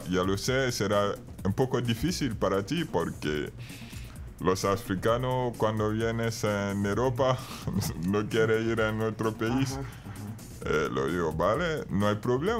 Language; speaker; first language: Spanish; non-native, fluent; Bambara